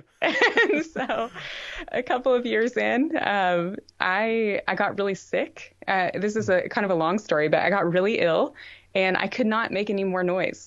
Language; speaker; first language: English; native; English